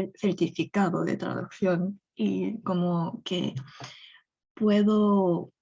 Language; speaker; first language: Spanish; non-native, fluent; Korean